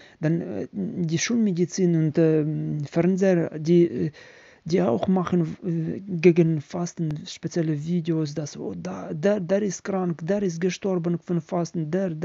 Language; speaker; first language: German; non-native, learner; Ukrainian